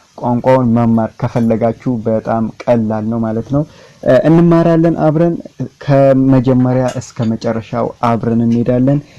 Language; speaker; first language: Amharic; non-native, local second language; Oromo